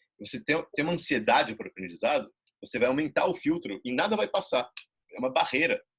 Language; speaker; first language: Portuguese; native; Portuguese